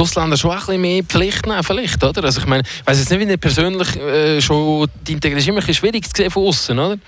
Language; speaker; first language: German; native; German